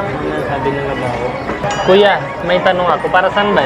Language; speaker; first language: Filipino; non-native, learner; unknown